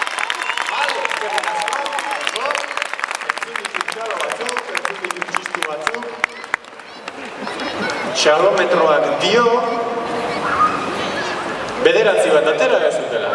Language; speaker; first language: Basque; native; Basque